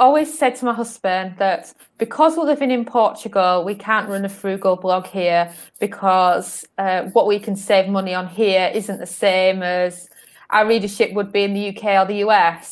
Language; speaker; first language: English; native; English